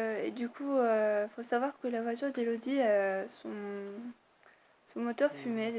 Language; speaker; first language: French; native; French